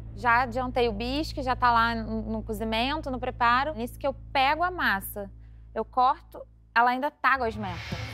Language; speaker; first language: Portuguese; native; Portuguese